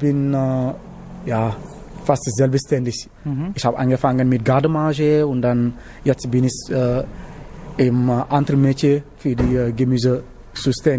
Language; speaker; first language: German; non-native, learner; Wolof